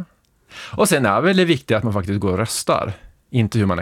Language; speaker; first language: Swedish; native; Swedish